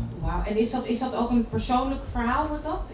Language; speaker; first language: Dutch; native; Dutch